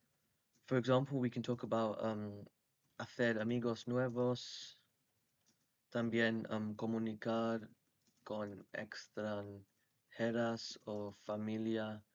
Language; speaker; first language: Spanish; non-native, learner; English